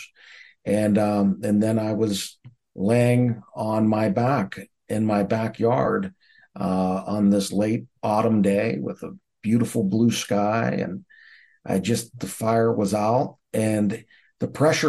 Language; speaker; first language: English; native; English